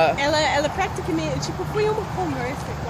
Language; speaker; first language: Portuguese; non-native, learner; English